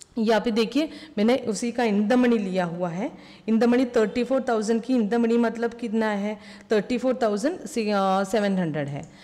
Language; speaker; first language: Hindi; non-native, local second language; Malayalam